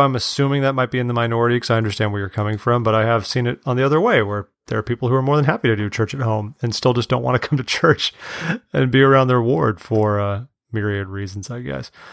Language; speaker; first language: English; native; English